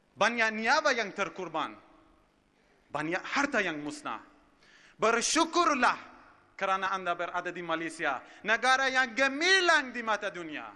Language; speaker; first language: Malay; non-native, fluent; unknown